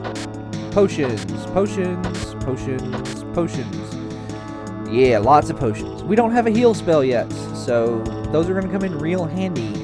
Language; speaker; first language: English; native; English